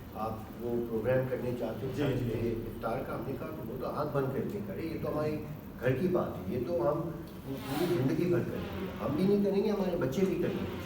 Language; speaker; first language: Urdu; non-native, local second language; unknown